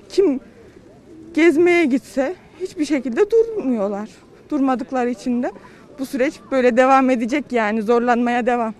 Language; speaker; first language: Turkish; native; Turkish